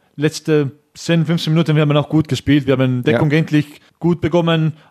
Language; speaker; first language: German; non-native, learner; Estonian